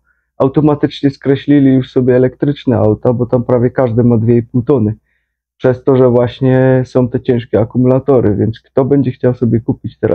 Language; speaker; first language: Polish; native; Polish